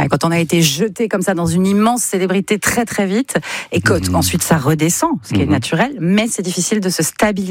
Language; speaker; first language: French; native; French